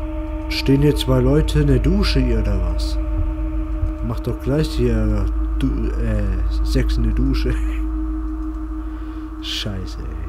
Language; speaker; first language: German; native; German